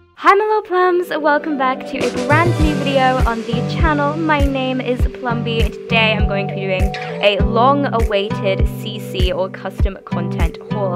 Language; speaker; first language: English; native; English